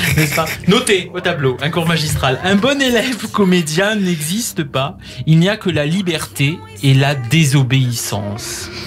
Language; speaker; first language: French; native; French